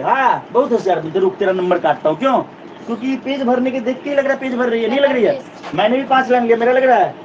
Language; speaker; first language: Hindi; native; Hindi